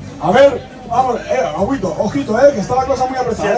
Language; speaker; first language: Spanish; native; Spanish